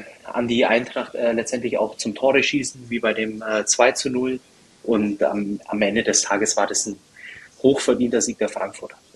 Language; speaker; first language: German; native; German